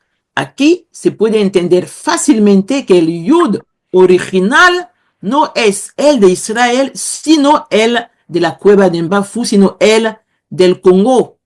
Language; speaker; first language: Spanish; non-native, fluent; Kongo